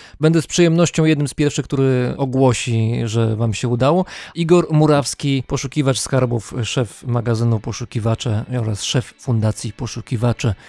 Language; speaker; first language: Polish; native; Polish